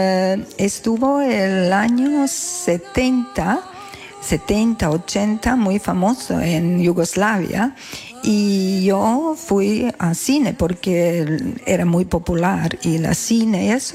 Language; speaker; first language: Spanish; non-native, learner; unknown